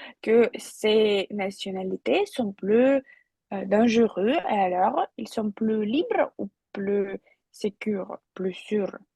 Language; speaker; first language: French; non-native, fluent; Russian